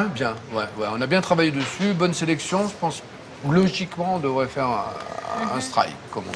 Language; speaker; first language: French; native; French